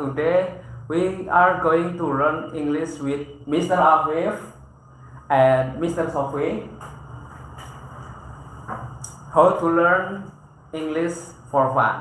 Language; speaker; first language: English; non-native, learner; Indonesian